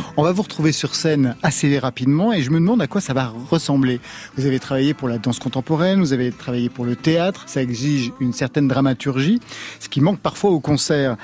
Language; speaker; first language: French; native; French